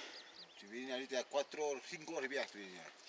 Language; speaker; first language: Spanish; native; Spanish